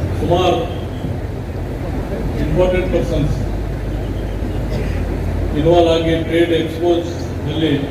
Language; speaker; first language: Kannada; non-native, local second language; Urdu